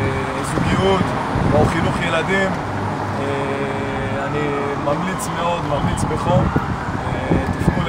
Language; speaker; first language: Hebrew; native; Hebrew